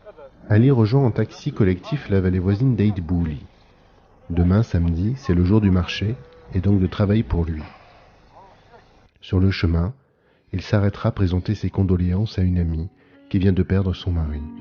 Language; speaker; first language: French; native; French